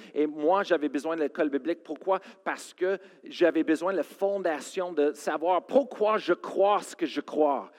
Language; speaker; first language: French; non-native, fluent; English